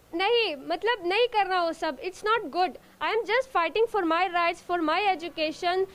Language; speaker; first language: Hindi; non-native, local second language; Urdu